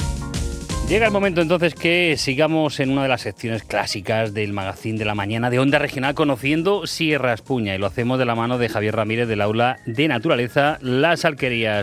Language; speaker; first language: Spanish; native; Spanish